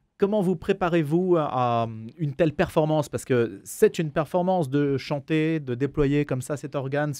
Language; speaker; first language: French; native; French